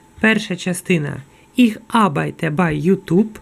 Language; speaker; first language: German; non-native, fluent; Ukrainian